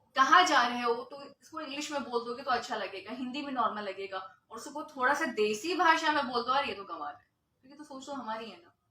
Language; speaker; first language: Hindi; native; Hindi